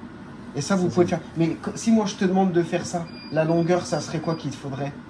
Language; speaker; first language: French; native; French